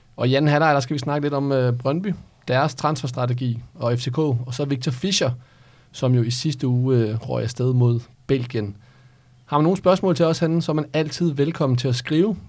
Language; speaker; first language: Danish; early bilingual, other home language; Serbian